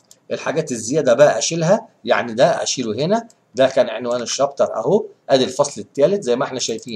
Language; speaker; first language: Arabic; native; Arabic